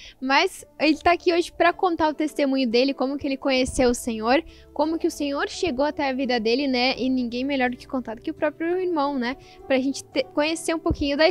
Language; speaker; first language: Portuguese; native; Portuguese